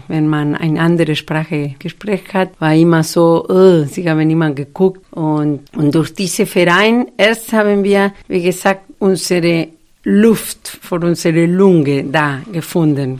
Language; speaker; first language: German; non-native, fluent; Spanish